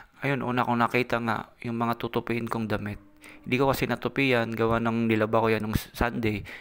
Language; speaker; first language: Filipino; non-native, local second language; Cebuano